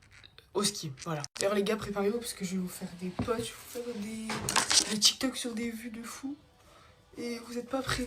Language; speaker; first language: French; native; French